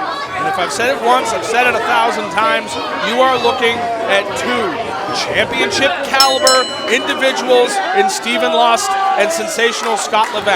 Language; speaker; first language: English; native; English